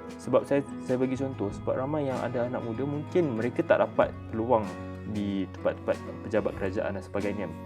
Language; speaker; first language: Malay; native; Malay